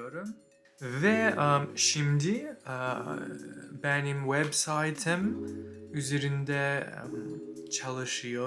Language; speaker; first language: Turkish; non-native, learner; English